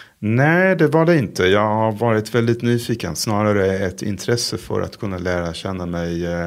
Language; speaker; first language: Swedish; non-native, fluent; Hebrew